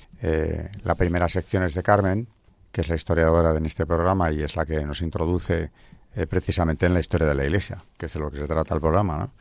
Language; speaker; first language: Spanish; native; Spanish